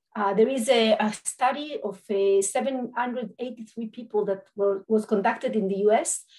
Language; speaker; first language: English; non-native, fluent; Hebrew